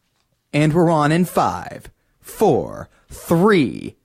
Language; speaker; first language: English; native; English